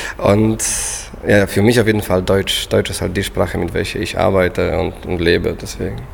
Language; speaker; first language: German; non-native, fluent; Polish